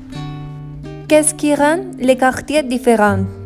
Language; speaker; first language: French; non-native, learner; Spanish